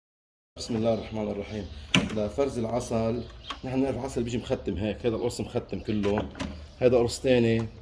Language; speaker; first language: Arabic; native; Arabic